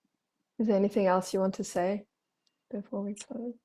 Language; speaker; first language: English; non-native, fluent; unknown